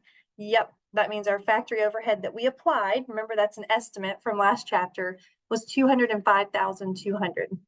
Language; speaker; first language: English; native; English